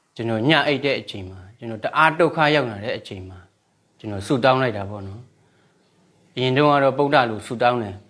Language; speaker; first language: Burmese; non-native, local second language; Shan